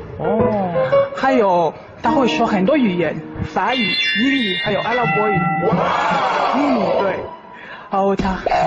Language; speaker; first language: Chinese; non-native, learner; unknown